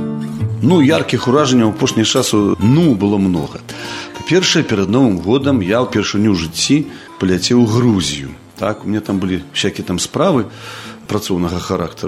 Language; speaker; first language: Belarusian; native; Belarusian